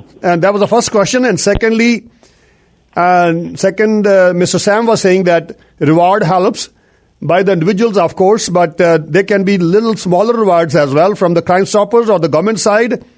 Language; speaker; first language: English; non-native, local second language; Punjabi